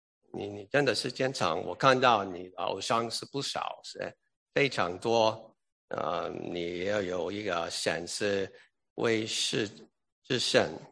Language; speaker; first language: Chinese; early bilingual, heritage; English